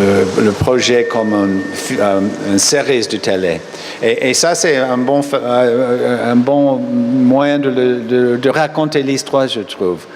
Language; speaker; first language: French; non-native, fluent; English